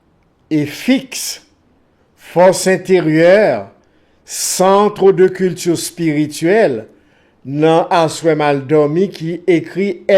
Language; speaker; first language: French; non-native, local second language; Haitian Creole